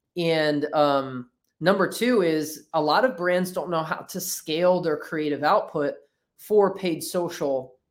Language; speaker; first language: English; native; English